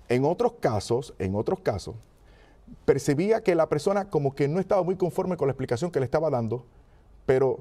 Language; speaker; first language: Spanish; native; Spanish